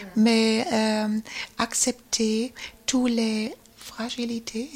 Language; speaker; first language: French; non-native, learner; German